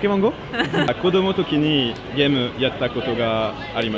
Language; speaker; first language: Japanese; non-native, fluent; French